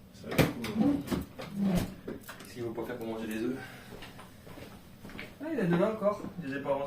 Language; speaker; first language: French; native; French